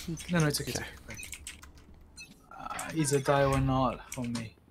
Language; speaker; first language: English; non-native, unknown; Japanese